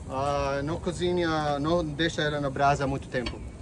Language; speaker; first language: Portuguese; non-native, fluent; Arabic